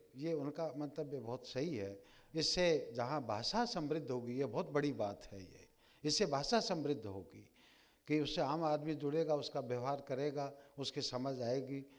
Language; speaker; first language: Hindi; native; Hindi